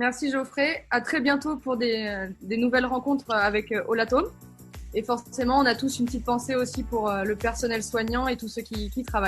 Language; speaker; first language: French; native; French